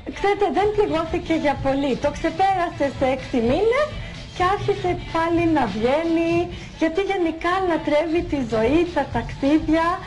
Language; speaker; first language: Greek; early bilingual, heritage; Greek